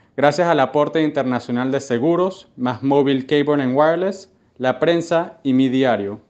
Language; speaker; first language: Spanish; native; Spanish